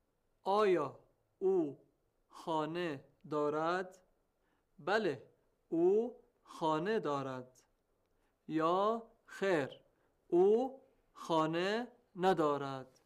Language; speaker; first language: Persian; non-native, learner; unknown